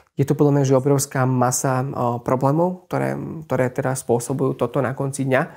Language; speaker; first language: Slovak; non-native, local second language; Hungarian